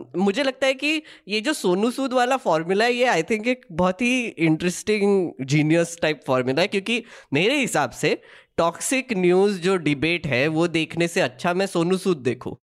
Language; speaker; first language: Hindi; non-native, local second language; Marathi